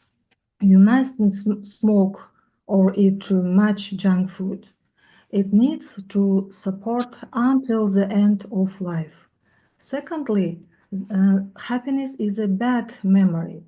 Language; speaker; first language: English; non-native, learner; Russian